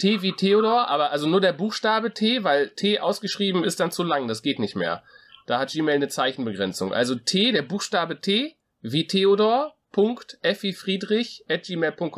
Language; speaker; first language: German; native; German